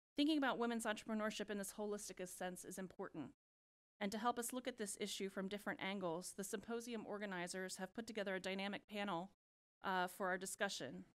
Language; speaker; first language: English; native; English